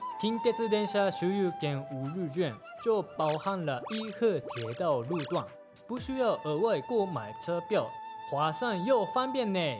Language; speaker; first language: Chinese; non-native, fluent; Japanese